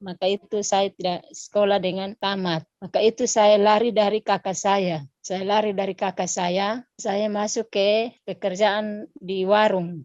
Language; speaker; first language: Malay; non-native, local second language; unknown